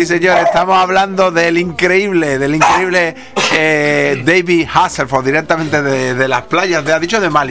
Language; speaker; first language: Spanish; native; Spanish